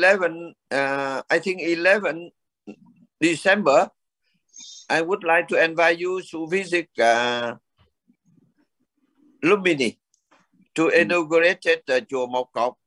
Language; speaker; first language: English; non-native, learner; Vietnamese